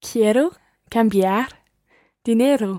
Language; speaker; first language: Spanish; non-native, learner; English